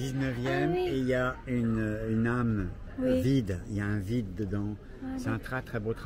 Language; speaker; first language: French; native; French